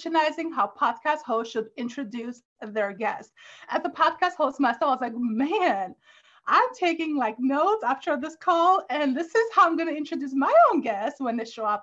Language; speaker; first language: English; non-native, fluent; Armenian